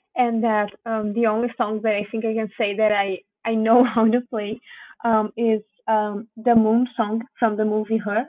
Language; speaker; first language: English; non-native, fluent; Portuguese